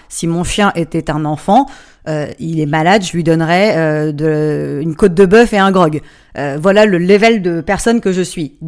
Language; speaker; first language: French; native; French